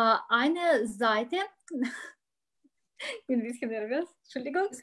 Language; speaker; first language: German; non-native, learner; Russian